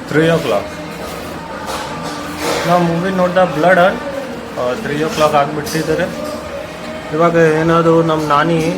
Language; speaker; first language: Kannada; non-native, local second language; Hindi